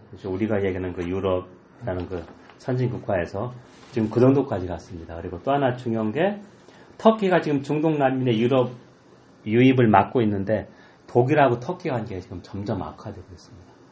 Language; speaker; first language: Korean; native; Korean